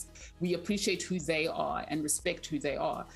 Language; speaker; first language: English; non-native, local second language; Shona